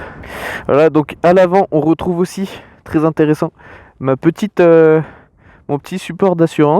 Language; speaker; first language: French; native; French